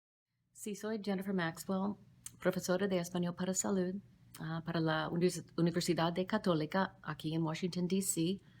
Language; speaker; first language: Spanish; non-native, fluent; English